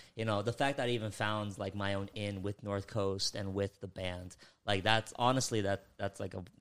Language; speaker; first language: English; early bilingual, other home language; Filipino